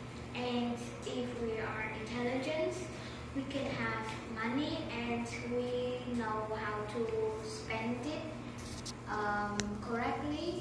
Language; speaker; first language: English; non-native, learner; Vietnamese